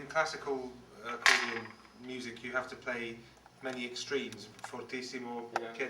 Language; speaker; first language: English; native; English